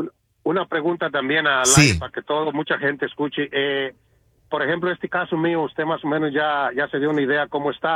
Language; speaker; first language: Spanish; native; Spanish